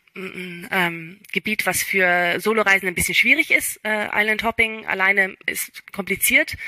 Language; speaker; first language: German; early bilingual, other home language; English